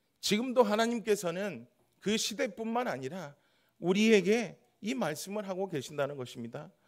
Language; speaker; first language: Korean; native; Korean